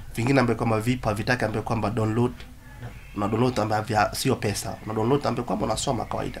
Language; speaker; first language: Swahili; non-native, local second language; Somali